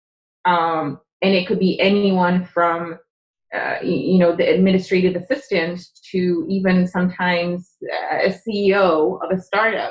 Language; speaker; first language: English; non-native, fluent; Czech